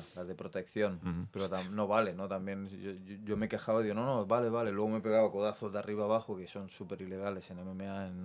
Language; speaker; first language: Spanish; native; Spanish